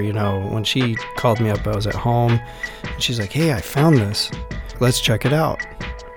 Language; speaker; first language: English; native; English